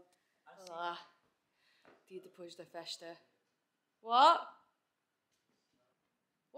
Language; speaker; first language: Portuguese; early bilingual, heritage; Portuguese